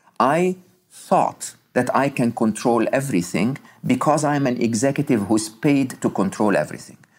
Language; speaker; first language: English; non-native, fluent; Arabic